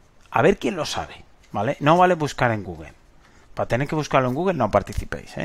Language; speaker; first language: Spanish; native; Spanish